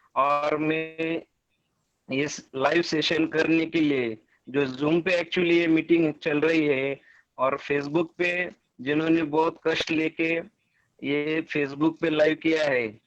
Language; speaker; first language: Hindi; non-native, local second language; Marathi